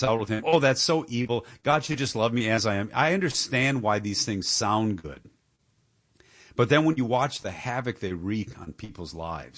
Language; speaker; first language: English; native; English